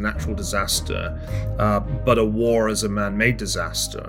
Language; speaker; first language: English; native; English